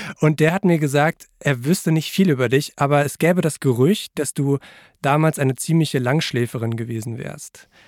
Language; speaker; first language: German; native; German